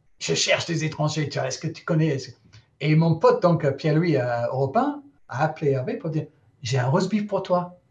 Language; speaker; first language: French; non-native, fluent; English